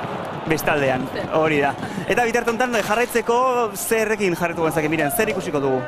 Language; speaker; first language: Basque; native; Basque